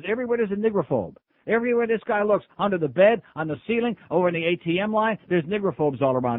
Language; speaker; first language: English; native; English